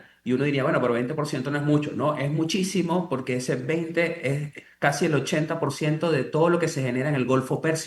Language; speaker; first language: Spanish; native; Spanish